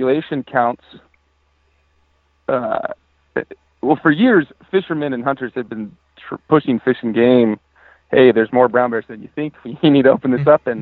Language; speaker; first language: English; native; English